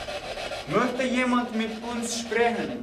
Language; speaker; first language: German; non-native, learner; Slovenian